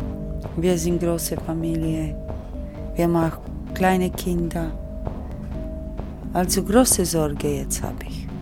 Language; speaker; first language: German; non-native, learner; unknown